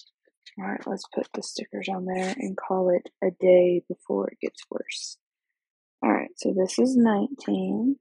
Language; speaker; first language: English; native; English